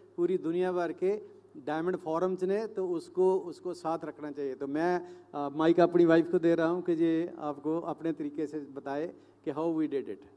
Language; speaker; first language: Hindi; native; Hindi